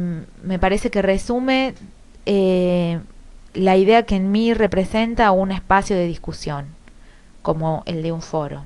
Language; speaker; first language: Spanish; native; Spanish